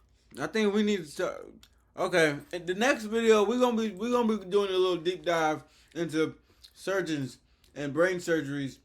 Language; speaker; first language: English; native; English